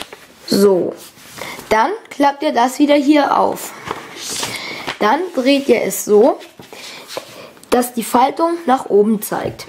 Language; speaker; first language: German; native; German